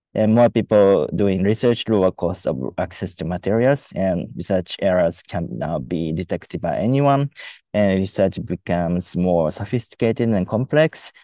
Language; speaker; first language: English; non-native, fluent; Japanese